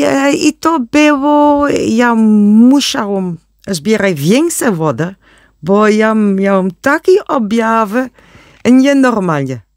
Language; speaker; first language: Polish; non-native, learner; Dutch